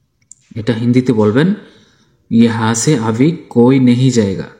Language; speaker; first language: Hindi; non-native, fluent; Bangla